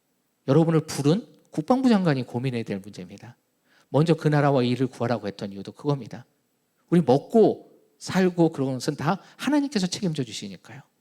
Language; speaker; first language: Korean; native; Korean